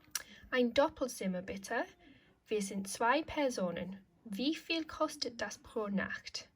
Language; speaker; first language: German; non-native, fluent; English